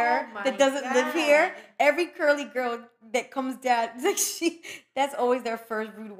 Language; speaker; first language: English; early bilingual, other home language; Spanish